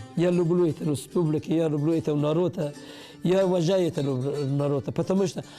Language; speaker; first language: Russian; non-native, learner; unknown